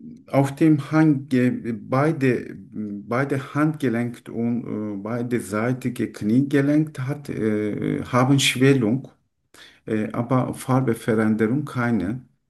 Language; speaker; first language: German; non-native, learner; Turkish